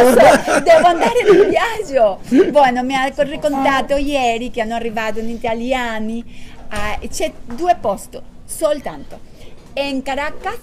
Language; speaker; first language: Italian; non-native, learner; Spanish